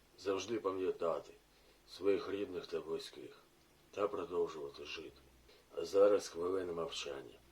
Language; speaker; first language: Ukrainian; non-native, local second language; Russian